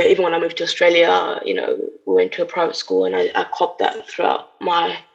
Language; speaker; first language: English; native; English